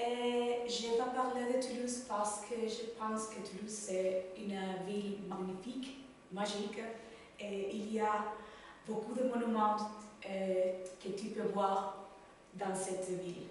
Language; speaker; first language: French; non-native, learner; Spanish